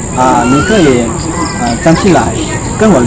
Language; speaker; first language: Chinese; non-native, learner; Lao